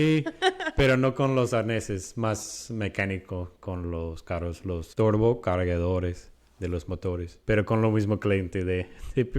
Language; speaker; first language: Spanish; non-native, fluent; English